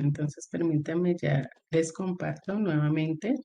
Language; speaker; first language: Spanish; native; Spanish